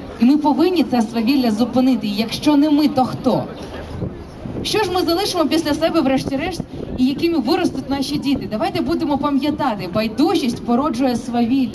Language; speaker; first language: Ukrainian; native; Ukrainian